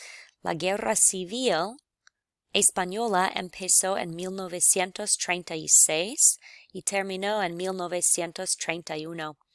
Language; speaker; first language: Spanish; non-native, fluent; English